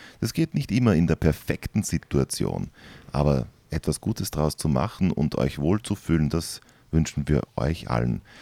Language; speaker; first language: German; native; German